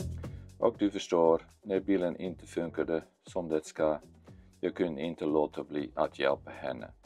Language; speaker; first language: Swedish; non-native, fluent; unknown